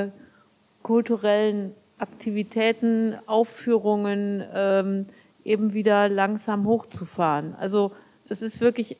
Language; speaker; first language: German; native; German